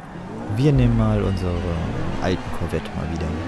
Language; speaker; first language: German; native; German